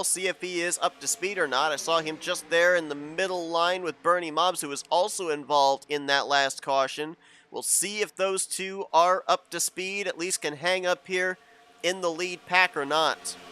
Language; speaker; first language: English; native; English